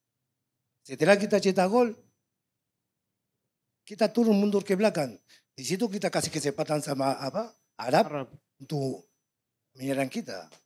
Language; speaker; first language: Indonesian; non-native, fluent; Spanish